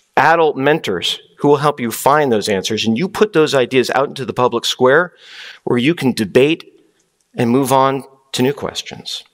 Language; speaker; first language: English; native; English